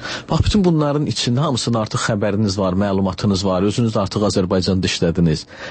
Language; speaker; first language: Azerbaijani; native; Azerbaijani